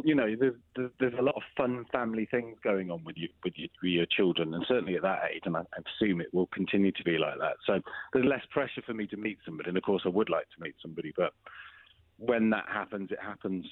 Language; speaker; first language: English; native; English